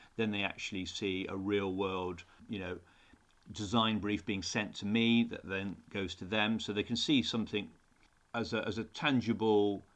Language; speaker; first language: English; native; English